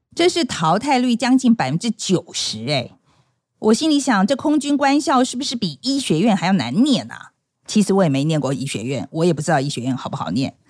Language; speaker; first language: Chinese; native; Chinese